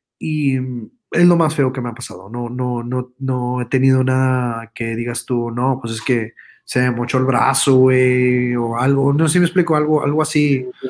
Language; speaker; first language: Spanish; early bilingual, heritage; Spanish